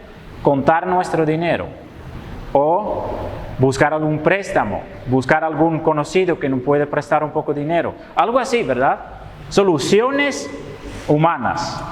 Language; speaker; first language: Spanish; non-native, fluent; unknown